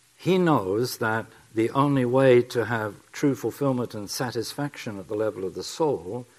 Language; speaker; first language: English; native; English